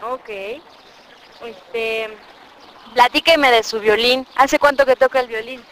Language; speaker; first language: Spanish; native; Spanish